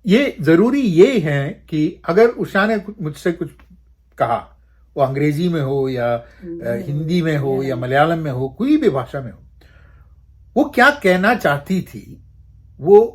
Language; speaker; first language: Hindi; non-native, local second language; Malayalam